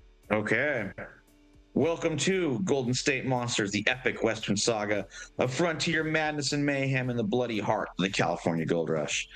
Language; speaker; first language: English; native; English